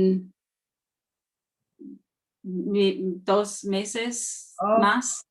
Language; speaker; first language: Spanish; non-native, learner; English